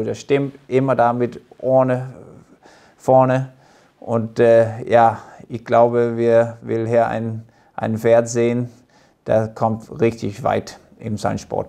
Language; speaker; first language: German; non-native, fluent; Danish